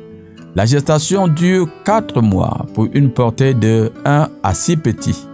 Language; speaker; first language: French; native; French